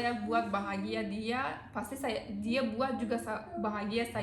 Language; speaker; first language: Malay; non-native, learner; Turkish